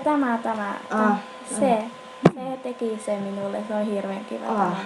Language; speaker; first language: Finnish; early bilingual, heritage; Finnish